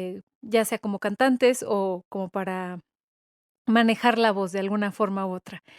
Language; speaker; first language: Spanish; native; Spanish